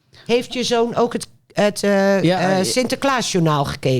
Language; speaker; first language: Dutch; non-native, fluent; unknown